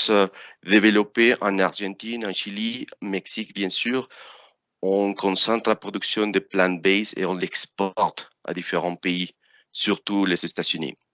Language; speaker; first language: French; non-native, fluent; Spanish